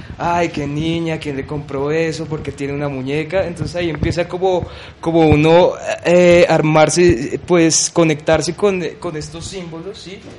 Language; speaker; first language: Spanish; native; Spanish